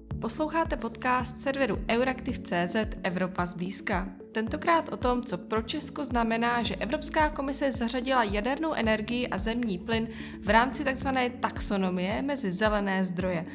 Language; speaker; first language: Czech; native; Czech